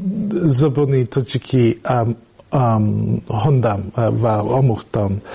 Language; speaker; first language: Tajik; non-native, learner; English